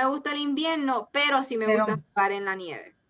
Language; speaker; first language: Spanish; early bilingual, heritage; Spanish